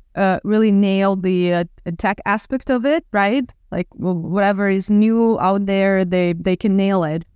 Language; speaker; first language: English; non-native, fluent; Russian